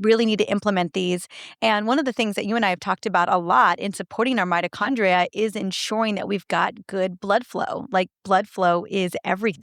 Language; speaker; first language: English; native; English